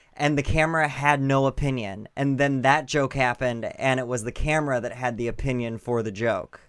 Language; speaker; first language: English; native; English